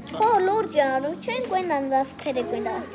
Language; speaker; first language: Georgian; early bilingual, heritage; Georgian